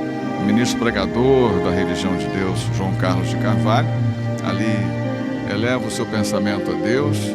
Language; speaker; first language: Portuguese; native; Portuguese